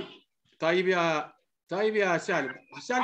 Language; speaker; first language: Arabic; native; Arabic